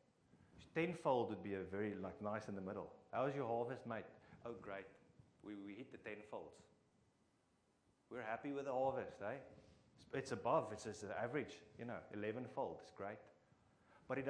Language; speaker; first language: English; non-native, local second language; Afrikaans